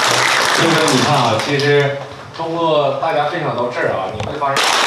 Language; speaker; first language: Chinese; native; Chinese